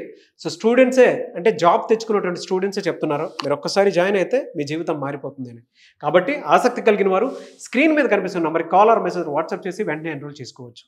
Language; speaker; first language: Telugu; native; Telugu